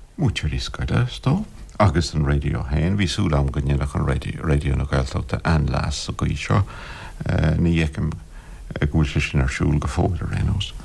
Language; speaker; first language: Irish; non-native, local second language; English